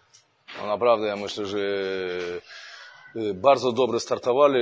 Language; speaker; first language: Polish; non-native, fluent; Russian